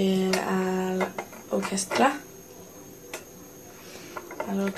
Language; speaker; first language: Spanish; non-native, learner; English